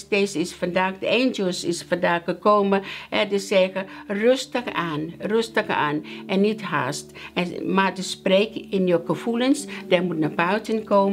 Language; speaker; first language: Dutch; non-native, learner; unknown